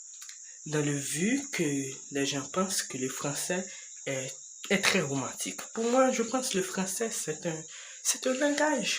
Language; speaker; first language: French; non-native, learner; English